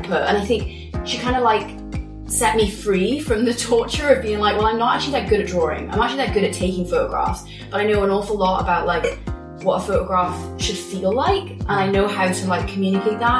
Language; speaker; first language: English; native; English